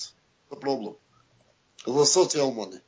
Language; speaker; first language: English; non-native, learner; Albanian